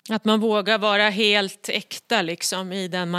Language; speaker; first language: Swedish; native; Swedish